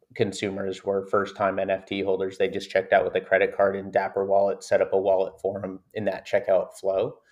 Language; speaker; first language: English; native; English